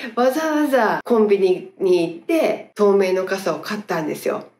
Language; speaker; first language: Japanese; native; Japanese